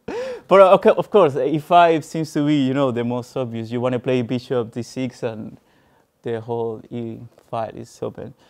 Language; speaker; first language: English; non-native, fluent; Spanish